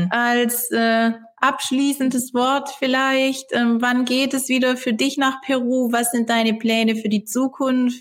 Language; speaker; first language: German; native; German